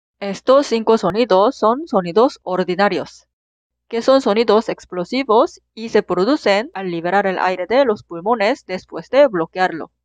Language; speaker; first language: Spanish; non-native, fluent; Korean